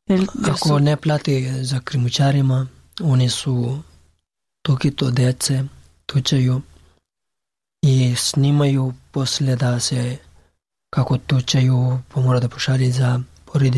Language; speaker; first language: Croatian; non-native, learner; Pashto